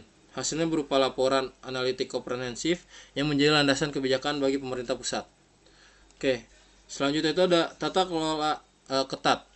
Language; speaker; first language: Indonesian; native; Indonesian